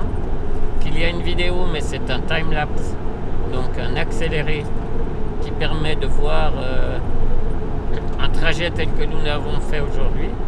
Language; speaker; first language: French; native; French